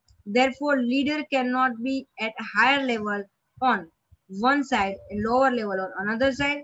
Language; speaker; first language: English; non-native, local second language; Gujarati